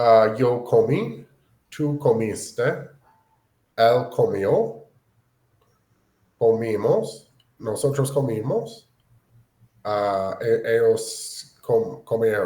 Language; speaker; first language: Spanish; non-native, learner; English